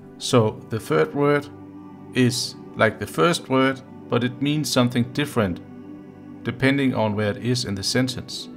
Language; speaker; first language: English; non-native, fluent; Danish